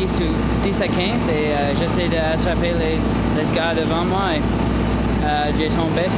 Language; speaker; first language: French; non-native, local second language; English